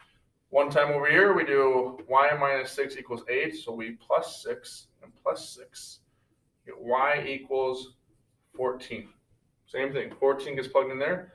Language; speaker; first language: English; native; English